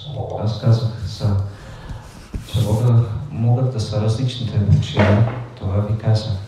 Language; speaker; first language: Bulgarian; non-native, fluent; Polish